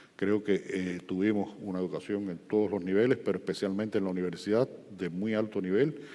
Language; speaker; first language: Spanish; native; Spanish